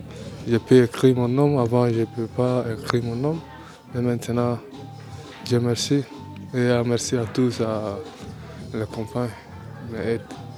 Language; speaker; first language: French; non-native, learner; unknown